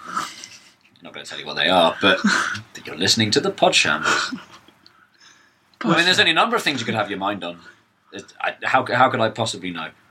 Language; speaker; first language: English; native; English